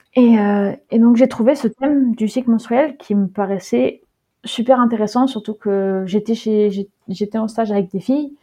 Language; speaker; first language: French; early bilingual, heritage; Dutch